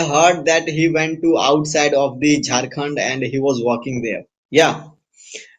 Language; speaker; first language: English; non-native, fluent; Hindi